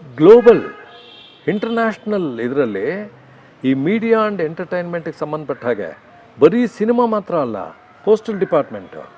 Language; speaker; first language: Kannada; native; Kannada